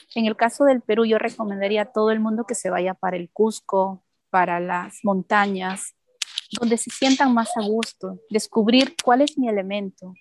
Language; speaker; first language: Spanish; native; Spanish